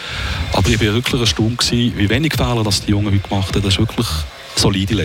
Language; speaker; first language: German; native; German